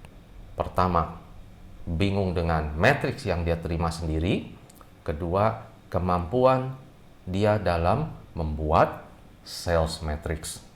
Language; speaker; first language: Indonesian; native; Indonesian